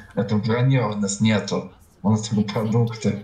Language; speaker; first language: Russian; native; Russian